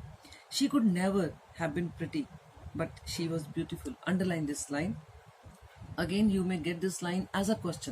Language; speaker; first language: English; non-native, local second language; Hindi